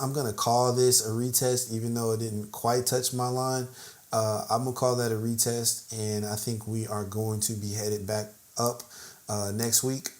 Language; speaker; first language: English; native; English